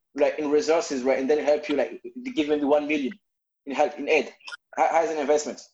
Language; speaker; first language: English; non-native, fluent; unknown